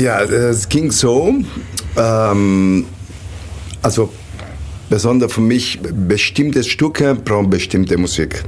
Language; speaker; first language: German; non-native, learner; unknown